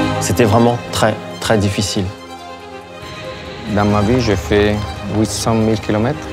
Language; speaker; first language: French; native; French